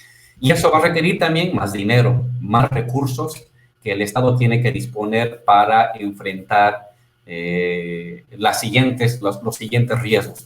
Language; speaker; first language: Spanish; native; Spanish